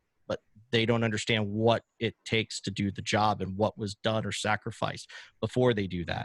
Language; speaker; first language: English; native; English